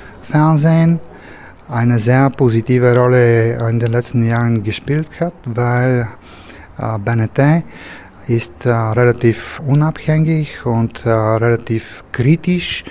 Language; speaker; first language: German; non-native, fluent; Bulgarian